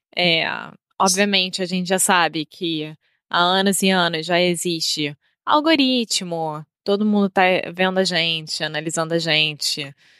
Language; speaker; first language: Portuguese; native; Portuguese